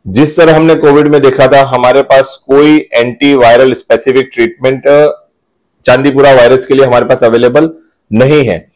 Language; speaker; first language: Hindi; non-native, local second language; Gujarati